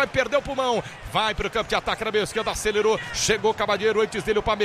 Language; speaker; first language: Portuguese; native; Portuguese